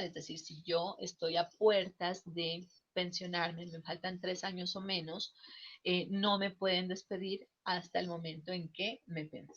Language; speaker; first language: Spanish; native; Spanish